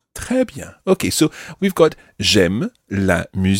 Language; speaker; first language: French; non-native, fluent; English